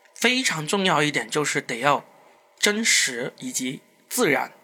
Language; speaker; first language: Chinese; non-native, local second language; Cantonese